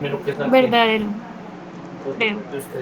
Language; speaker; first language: Spanish; native; Spanish